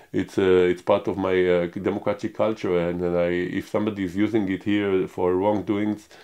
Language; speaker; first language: English; non-native, fluent; Hebrew